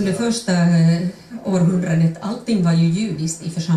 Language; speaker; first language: Swedish; non-native, fluent; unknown